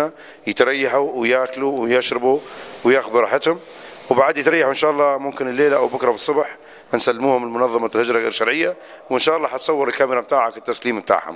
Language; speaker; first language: Arabic; native; Arabic